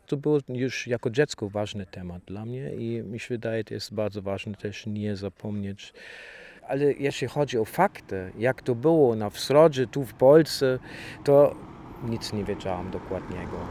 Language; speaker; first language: Polish; non-native, fluent; German